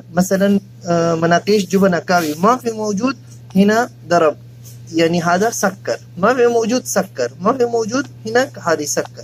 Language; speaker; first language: Arabic; non-native, learner; Urdu